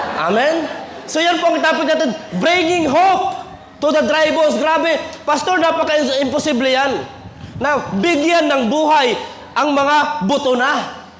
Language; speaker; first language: Filipino; non-native, local second language; Cebuano